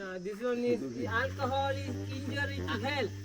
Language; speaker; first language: English; non-native, learner; Malayalam